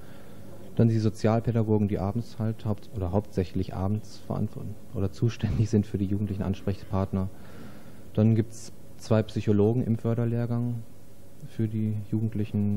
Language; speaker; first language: German; native; German